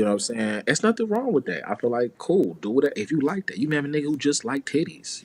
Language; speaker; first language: English; native; English